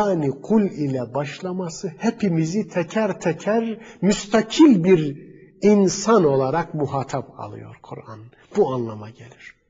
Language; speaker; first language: Turkish; native; Turkish